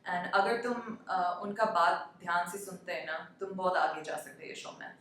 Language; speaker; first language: Hindi; non-native, local second language; English